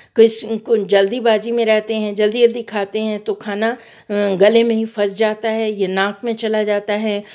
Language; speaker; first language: Hindi; native; Hindi